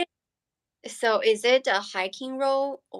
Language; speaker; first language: English; non-native, learner; Chinese